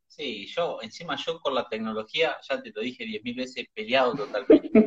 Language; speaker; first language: Spanish; native; Spanish